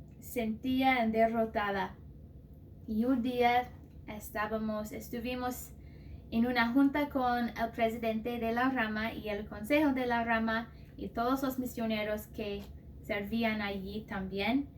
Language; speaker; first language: Spanish; non-native, fluent; English